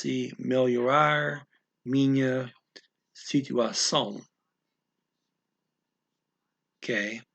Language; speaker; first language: Portuguese; non-native, learner; English